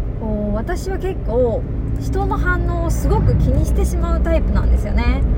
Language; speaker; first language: Japanese; native; Japanese